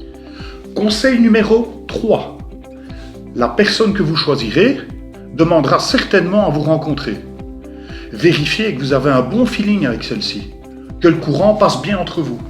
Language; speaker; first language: French; native; French